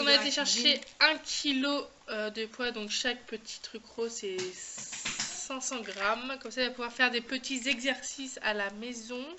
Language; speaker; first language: French; native; French